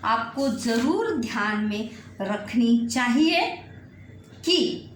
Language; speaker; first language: Hindi; non-native, local second language; Marathi